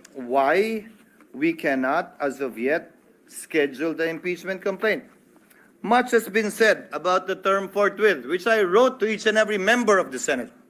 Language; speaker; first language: English; non-native, local second language; Filipino